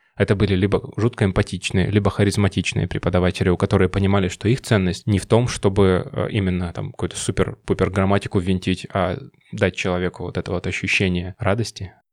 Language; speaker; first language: Russian; native; Russian